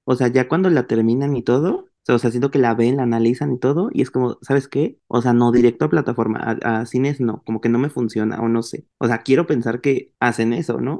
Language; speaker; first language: Spanish; native; Spanish